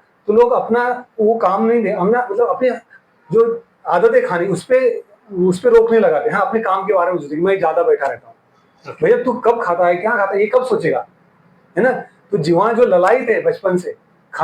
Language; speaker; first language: Hindi; non-native, local second language; Marathi